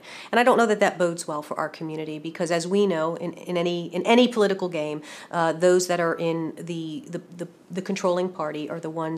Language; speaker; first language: English; native; English